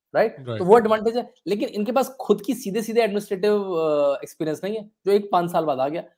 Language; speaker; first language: Hindi; native; Hindi